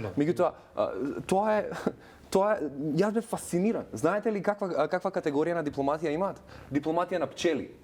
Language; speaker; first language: Macedonian; non-native, local second language; Albanian